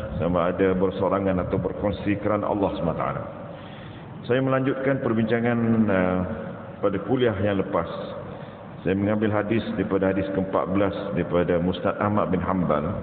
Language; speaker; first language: Malay; native; Malay